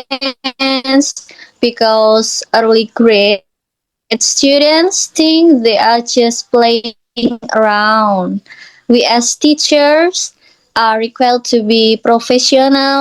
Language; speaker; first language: English; non-native, learner; Indonesian